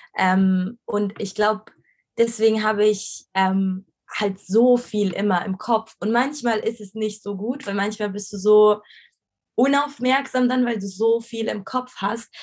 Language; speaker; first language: German; non-native, fluent; Arabic